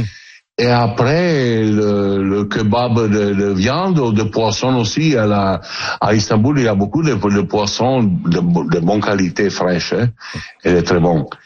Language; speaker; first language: French; non-native, learner; Italian